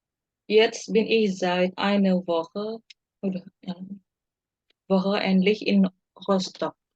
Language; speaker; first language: German; non-native, learner; Indonesian